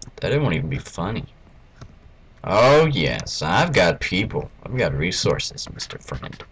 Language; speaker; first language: English; native; English